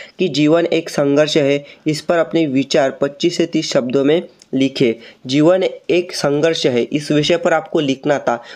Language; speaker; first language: Hindi; non-native, local second language; Marathi